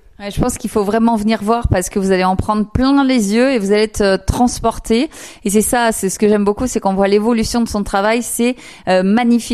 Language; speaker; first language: French; native; French